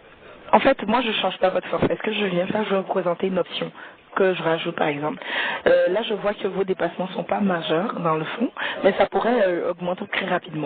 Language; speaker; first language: French; native; French